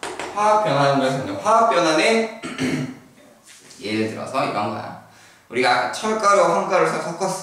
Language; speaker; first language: Korean; native; Korean